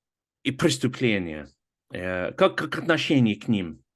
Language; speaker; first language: Russian; non-native, fluent; English